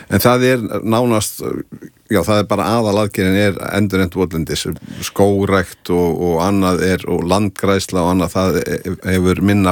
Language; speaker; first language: Icelandic; native; Icelandic